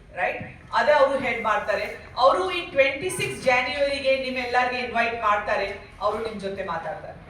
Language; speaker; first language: Kannada; non-native, learner; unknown